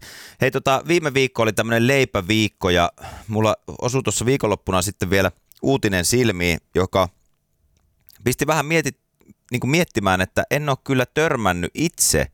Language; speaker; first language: Finnish; native; Finnish